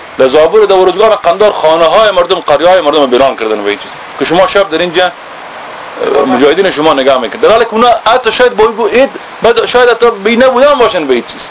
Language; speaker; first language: Persian; native; Persian